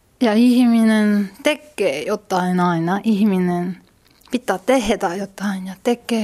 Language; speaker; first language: Finnish; non-native, learner; Korean